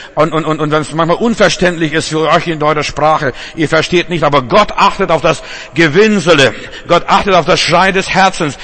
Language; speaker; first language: German; non-native, fluent; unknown